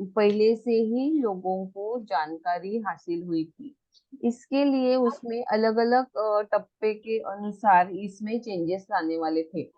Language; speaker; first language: Hindi; non-native, local second language; Marathi